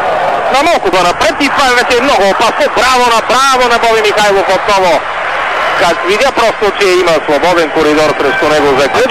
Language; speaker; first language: Bulgarian; native; Bulgarian